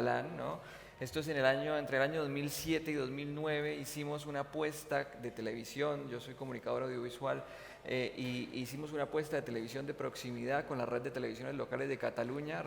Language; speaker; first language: Spanish; native; Spanish